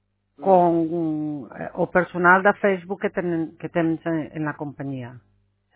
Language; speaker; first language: Portuguese; non-native, learner; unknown